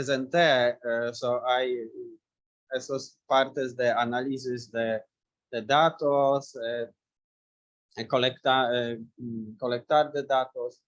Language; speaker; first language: Spanish; non-native, learner; Polish